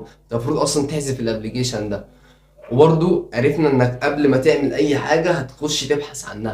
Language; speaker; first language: Arabic; native; Arabic